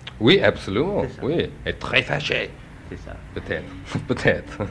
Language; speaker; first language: French; non-native, learner; English